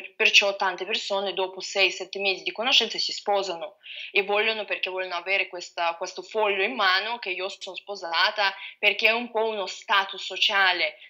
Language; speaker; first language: Italian; non-native, fluent; Russian